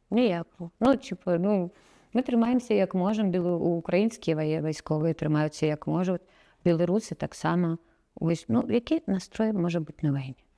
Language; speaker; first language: Belarusian; non-native, local second language; Russian